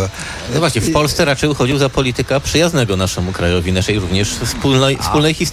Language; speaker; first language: Polish; native; Polish